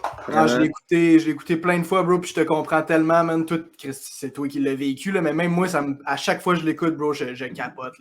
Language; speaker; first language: French; native; French